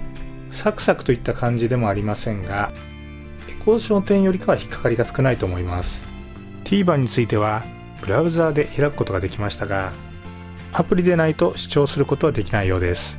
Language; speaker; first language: Japanese; native; Japanese